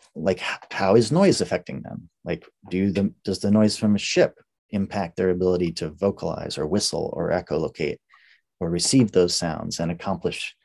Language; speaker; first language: English; native; English